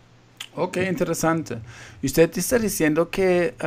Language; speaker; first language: Spanish; non-native, fluent; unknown